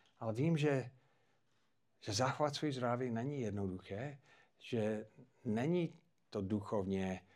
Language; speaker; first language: Czech; non-native, fluent; English